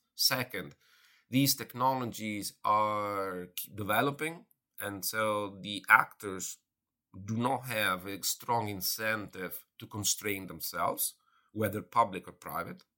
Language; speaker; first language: English; non-native, fluent; Italian